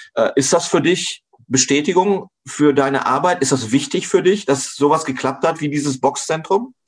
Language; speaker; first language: German; native; German